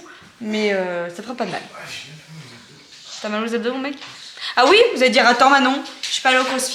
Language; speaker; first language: French; native; French